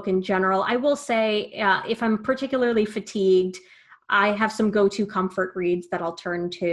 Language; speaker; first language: English; native; English